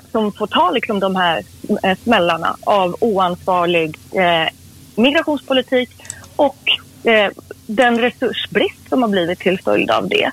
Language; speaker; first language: Swedish; early bilingual, other home language; Persian